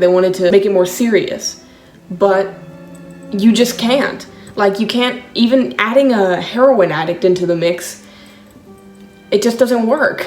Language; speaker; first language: English; native; English